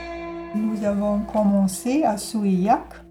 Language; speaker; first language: French; non-native, learner; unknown